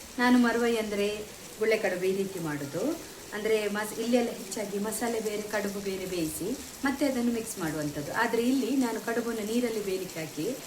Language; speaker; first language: Kannada; non-native, local second language; Tulu